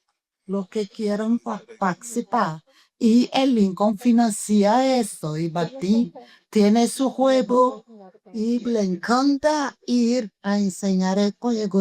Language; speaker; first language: Spanish; non-native, fluent; Portuguese